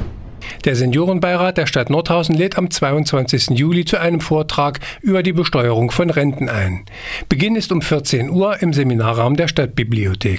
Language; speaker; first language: German; native; German